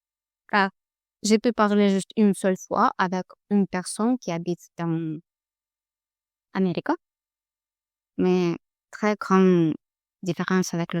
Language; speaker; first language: French; non-native, learner; Russian